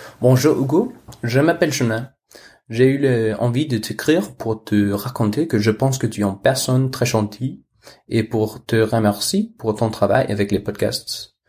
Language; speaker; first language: French; non-native, learner; Danish